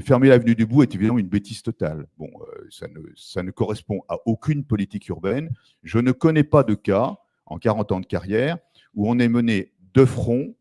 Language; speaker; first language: French; native; French